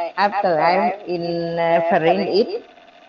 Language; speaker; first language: English; non-native, learner; Vietnamese